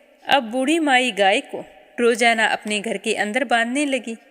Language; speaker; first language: Hindi; native; Hindi